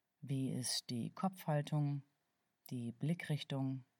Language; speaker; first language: German; native; German